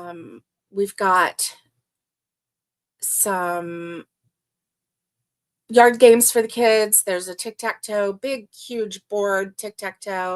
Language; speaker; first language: English; native; English